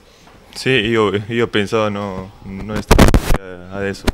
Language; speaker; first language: Italian; non-native, learner; Spanish